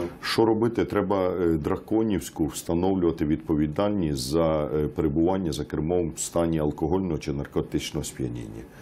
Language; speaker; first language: Ukrainian; native; Ukrainian